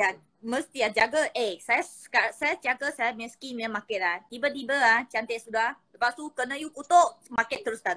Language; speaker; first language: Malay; non-native, local second language; Chinese